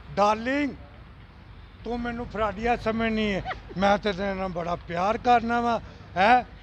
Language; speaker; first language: Punjabi; native; Punjabi